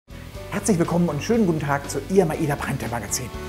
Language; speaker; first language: German; native; German